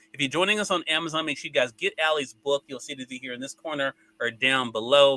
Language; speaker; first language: English; native; English